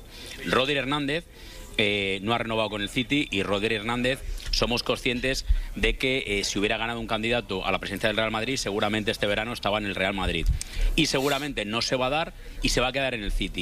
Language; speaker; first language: Spanish; native; Spanish